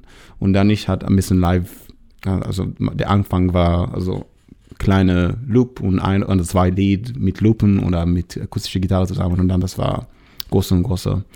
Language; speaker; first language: German; non-native, learner; Hebrew